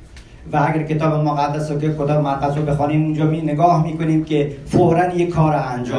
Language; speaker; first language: Persian; early bilingual, heritage; Persian